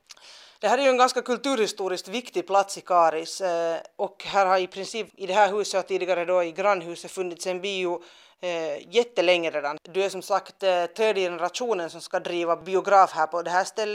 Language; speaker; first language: Swedish; native; Swedish